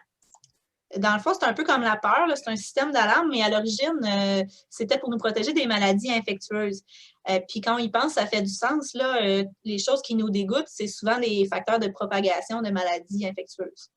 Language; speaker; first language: French; native; French